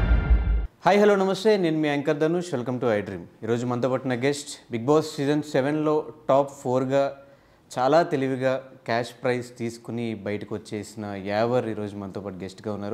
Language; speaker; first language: Telugu; native; Telugu